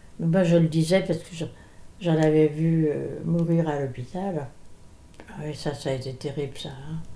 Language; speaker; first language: French; native; French